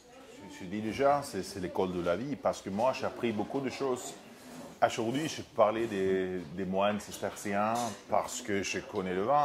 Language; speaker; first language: French; non-native, fluent; Swedish